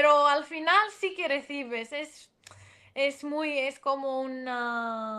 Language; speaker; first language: Spanish; non-native, fluent; Greek